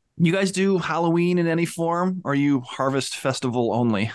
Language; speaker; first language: English; native; English